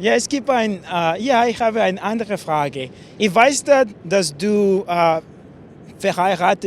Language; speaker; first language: German; non-native, learner; English